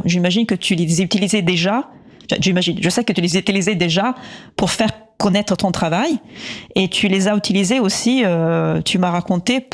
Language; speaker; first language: French; native; French